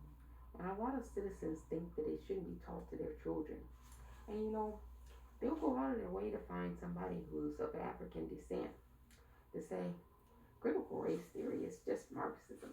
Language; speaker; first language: English; native; English